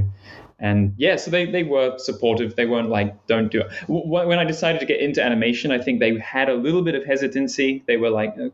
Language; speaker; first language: English; native; English